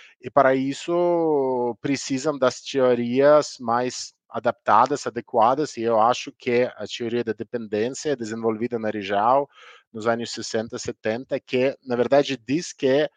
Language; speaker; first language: Portuguese; non-native, learner; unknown